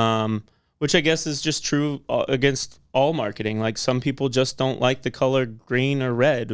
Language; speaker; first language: English; native; English